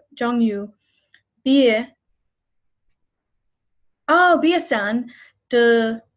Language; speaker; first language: Chinese; non-native, learner; English